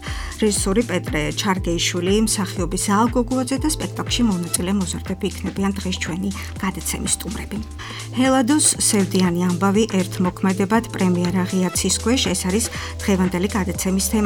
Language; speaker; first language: Georgian; native; Georgian